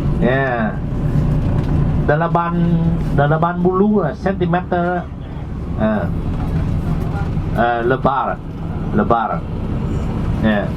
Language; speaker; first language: Indonesian; non-native, learner; Vietnamese